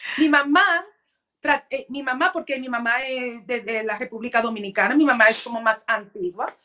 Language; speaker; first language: Spanish; early bilingual, heritage; Spanish